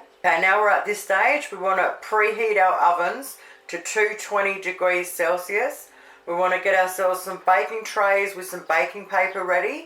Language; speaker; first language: English; native; English